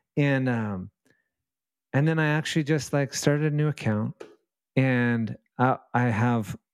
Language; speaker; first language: English; native; English